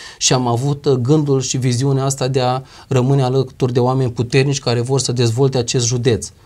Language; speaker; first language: Romanian; native; Romanian